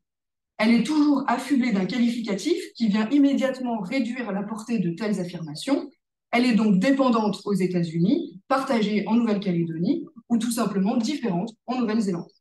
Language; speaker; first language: French; native; French